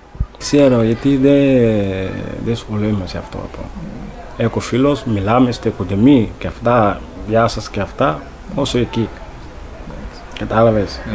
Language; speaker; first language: Greek; non-native, learner; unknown